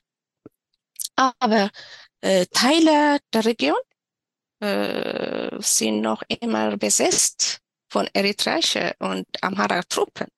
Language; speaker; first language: German; non-native, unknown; Tigrinya